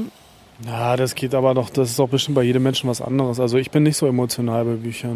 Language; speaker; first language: German; native; German